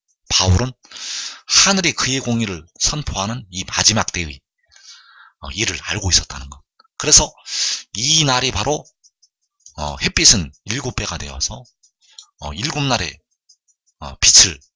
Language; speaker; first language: Korean; native; Korean